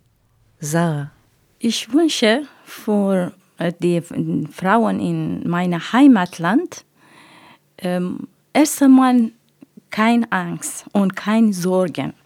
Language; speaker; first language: German; non-native, learner; Persian